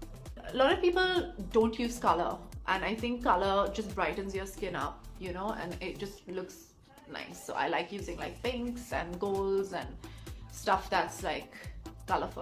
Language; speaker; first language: English; non-native, local second language; Hindi